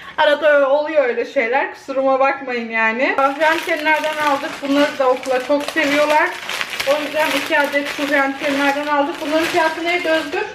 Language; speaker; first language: Turkish; early bilingual, other home language; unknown